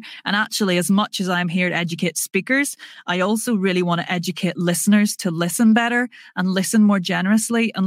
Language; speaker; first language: English; native; English